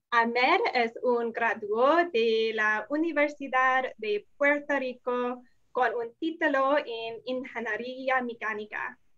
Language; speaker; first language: Spanish; non-native, learner; English